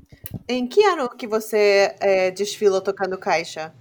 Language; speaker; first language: Portuguese; non-native, fluent; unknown